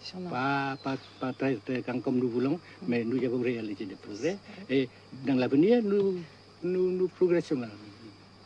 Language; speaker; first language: French; non-native, fluent; Vietnamese